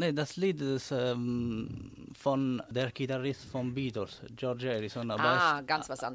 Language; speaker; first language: German; non-native, learner; Italian